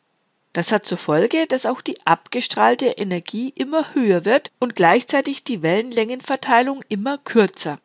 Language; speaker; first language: German; native; German